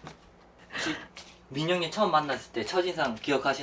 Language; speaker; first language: Korean; native; Korean